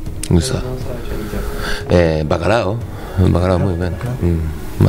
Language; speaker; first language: Spanish; non-native, learner; Japanese